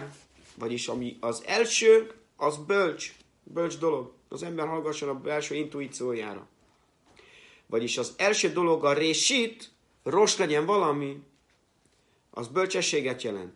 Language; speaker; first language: Hungarian; native; Hungarian